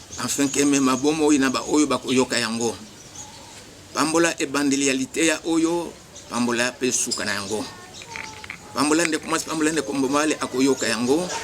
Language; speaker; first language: Lingala; non-native, local second language; Kongo